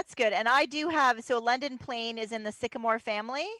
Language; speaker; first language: English; native; English